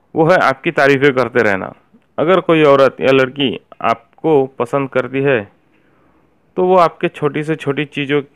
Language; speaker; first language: Hindi; native; Hindi